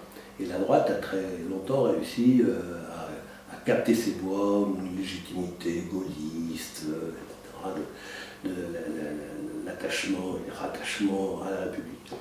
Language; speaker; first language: French; native; French